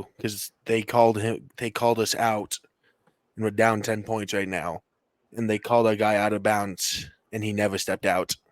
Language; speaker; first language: English; native; English